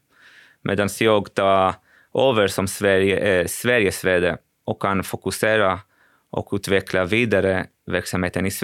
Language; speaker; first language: Swedish; non-native, fluent; Spanish